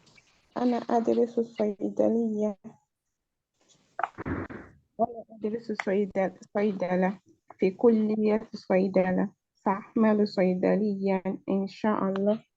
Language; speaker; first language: Arabic; non-native, learner; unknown